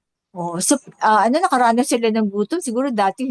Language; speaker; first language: Filipino; native; Filipino